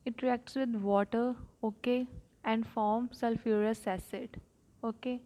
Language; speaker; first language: English; non-native, local second language; Punjabi